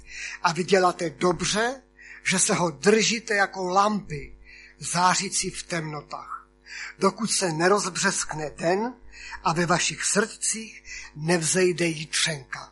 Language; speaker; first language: Czech; non-native, local second language; Polish